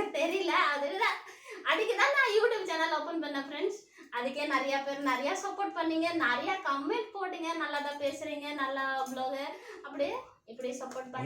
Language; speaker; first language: Tamil; non-native, local second language; Odia